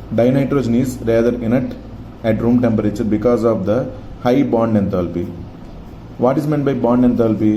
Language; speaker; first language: English; non-native, local second language; Telugu